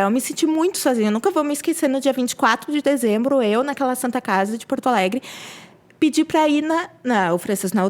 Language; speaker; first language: Portuguese; native; Portuguese